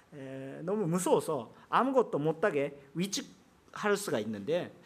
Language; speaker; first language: Korean; non-native, fluent; Japanese